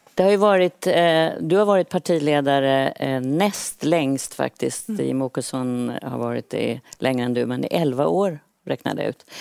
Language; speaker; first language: Swedish; native; Swedish